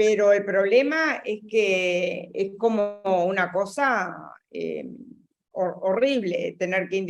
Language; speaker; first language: Spanish; native; Spanish